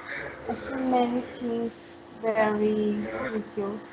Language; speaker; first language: English; non-native, learner; Spanish